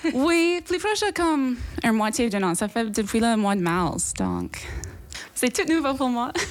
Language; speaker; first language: French; non-native, local second language; English